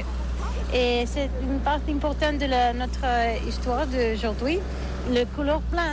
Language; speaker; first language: French; non-native, learner; Catalan